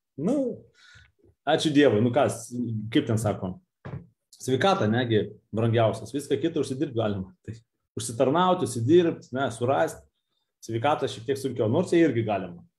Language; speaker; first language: Lithuanian; non-native, local second language; Russian